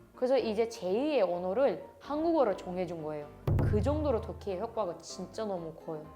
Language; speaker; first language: Korean; non-native, fluent; Turkish